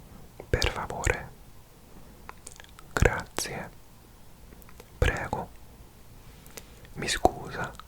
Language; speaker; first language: Italian; non-native, learner; English